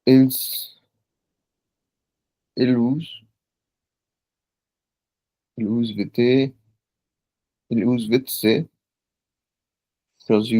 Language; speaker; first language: French; non-native, learner; Punjabi